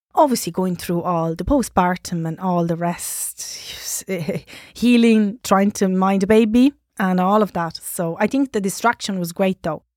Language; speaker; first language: English; non-native, fluent; Italian